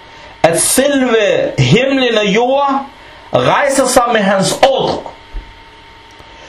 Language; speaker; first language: Danish; non-native, fluent; Arabic